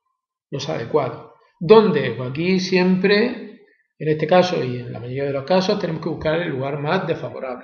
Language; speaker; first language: Spanish; native; Spanish